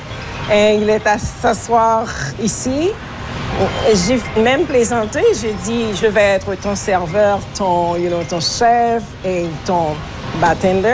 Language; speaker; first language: French; non-native, local second language; Haitian Creole